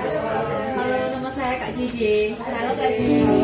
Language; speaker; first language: Indonesian; native; Indonesian